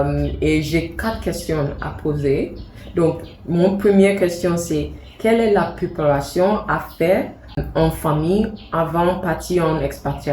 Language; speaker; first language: French; non-native, fluent; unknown